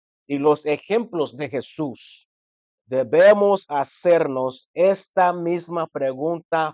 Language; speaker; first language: Spanish; non-native, fluent; English